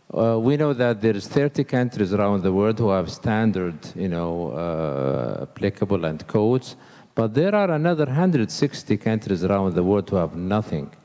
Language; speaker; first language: English; non-native, fluent; Arabic